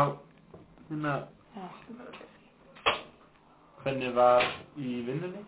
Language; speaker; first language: Icelandic; non-native, learner; English